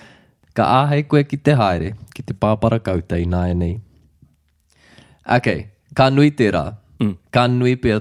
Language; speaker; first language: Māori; non-native, local second language; English